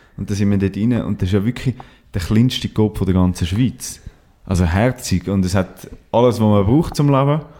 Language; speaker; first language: German; native; German